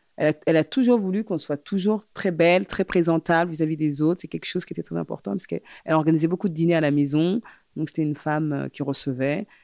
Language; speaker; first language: French; early bilingual, other home language; Fula